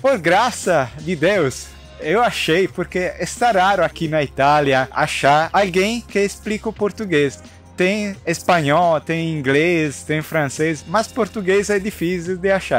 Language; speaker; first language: Portuguese; non-native, learner; Italian